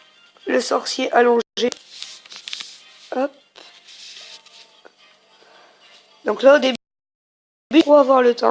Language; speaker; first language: French; native; French